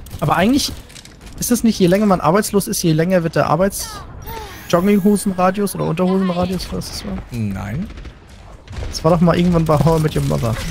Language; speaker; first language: German; native; German